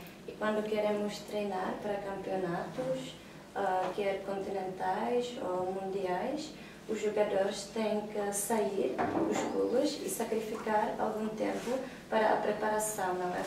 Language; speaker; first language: Portuguese; non-native, fluent; Czech